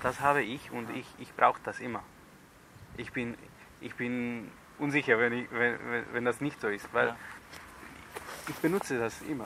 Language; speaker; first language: German; non-native, fluent; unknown